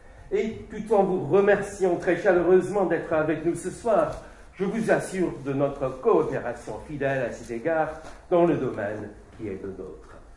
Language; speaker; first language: French; non-native, fluent; English